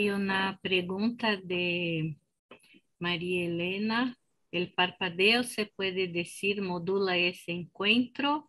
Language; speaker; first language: Spanish; non-native, fluent; Portuguese